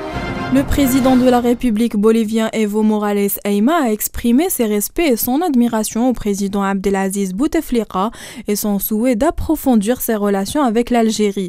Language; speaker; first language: French; non-native, local second language; Arabic